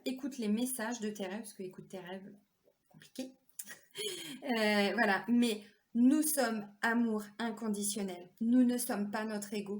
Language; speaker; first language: French; native; French